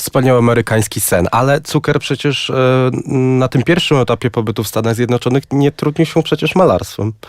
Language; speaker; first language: Polish; native; Polish